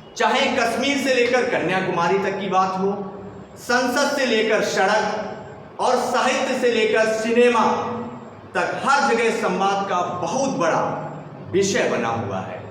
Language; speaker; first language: Hindi; native; Hindi